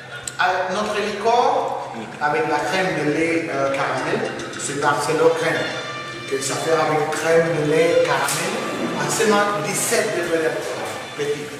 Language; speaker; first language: French; non-native, learner; Spanish